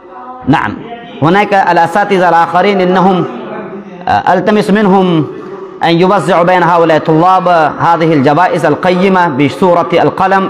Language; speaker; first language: Arabic; non-native, fluent; Urdu